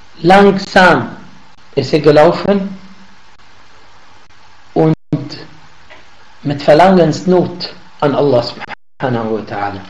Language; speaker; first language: German; non-native, learner; Arabic